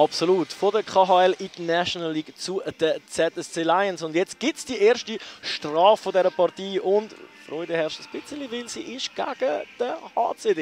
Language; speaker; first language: German; native; German